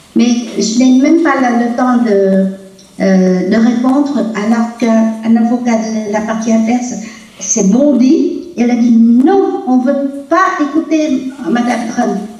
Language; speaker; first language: French; non-native, local second language; Vietnamese